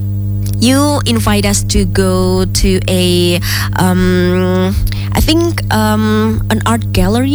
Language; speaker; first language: English; non-native, fluent; Indonesian